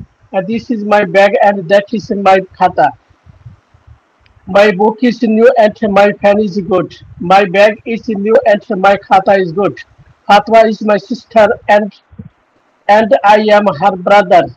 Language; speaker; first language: English; non-native, learner; Bangla